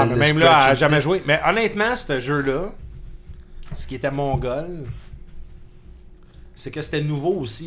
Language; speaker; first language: French; native; French